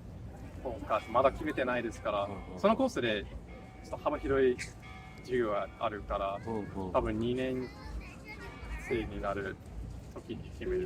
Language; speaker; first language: Japanese; non-native, learner; English